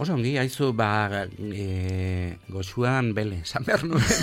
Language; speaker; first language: Basque; native; Basque